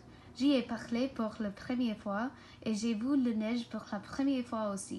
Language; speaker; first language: French; non-native, learner; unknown